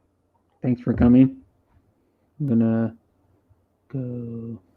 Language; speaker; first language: English; native; English